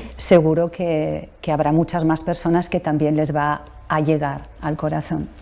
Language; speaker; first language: Spanish; native; Spanish